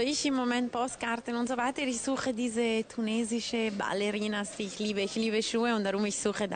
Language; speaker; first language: German; non-native, local second language; Italian